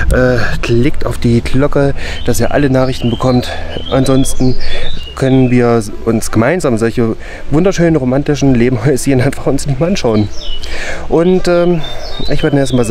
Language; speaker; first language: German; native; German